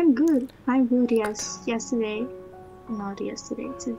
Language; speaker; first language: English; non-native, learner; Russian